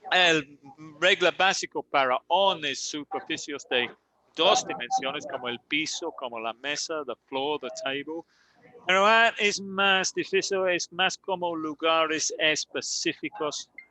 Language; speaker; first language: Spanish; non-native, learner; English